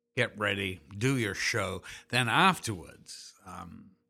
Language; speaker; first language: English; native; English